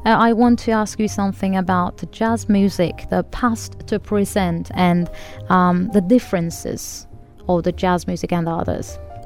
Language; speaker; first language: English; non-native, learner; Turkish